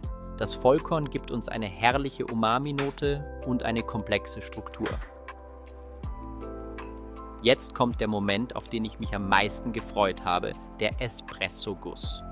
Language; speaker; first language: German; native; German